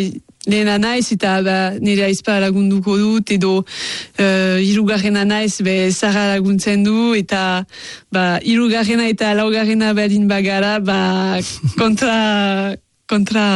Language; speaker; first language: Basque; non-native, local second language; French